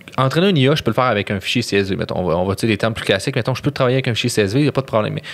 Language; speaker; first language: French; native; French